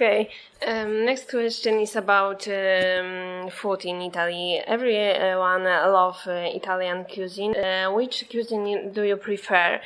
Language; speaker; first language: English; non-native, fluent; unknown